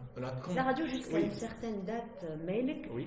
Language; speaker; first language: French; non-native, local second language; Arabic